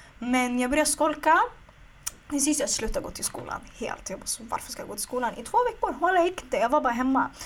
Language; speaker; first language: Swedish; early bilingual, other home language; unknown